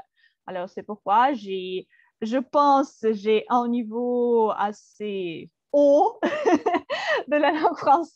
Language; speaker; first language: French; non-native, fluent; Russian